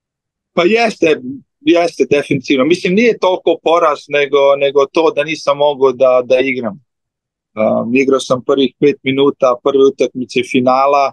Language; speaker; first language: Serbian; early bilingual, heritage; Slovenian